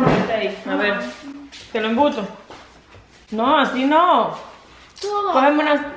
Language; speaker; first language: Spanish; native; Spanish